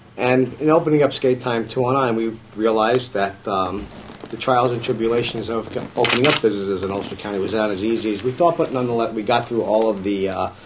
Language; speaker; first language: English; native; English